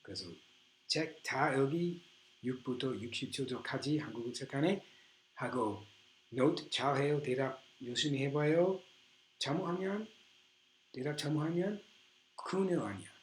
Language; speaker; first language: Korean; non-native, learner; English